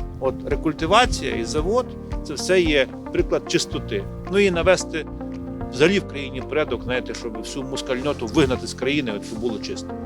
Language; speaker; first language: Ukrainian; native; Ukrainian